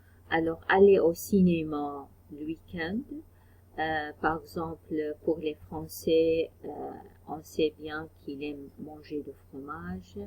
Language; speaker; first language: French; non-native, fluent; Arabic